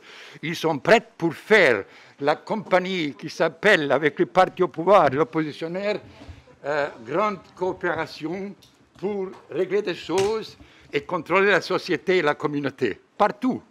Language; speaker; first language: French; non-native, fluent; Bosnian